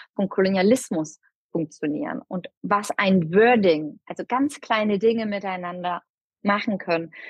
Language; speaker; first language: German; early bilingual, other home language; Turkish